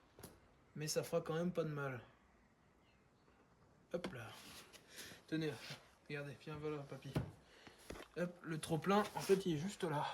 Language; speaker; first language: French; native; French